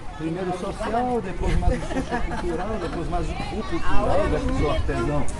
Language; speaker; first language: Portuguese; non-native, fluent; French